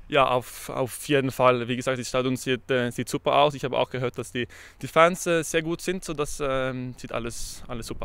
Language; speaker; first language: German; non-native, fluent; Norwegian